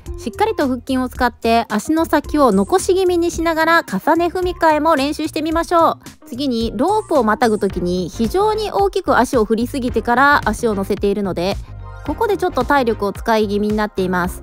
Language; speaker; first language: Japanese; native; Japanese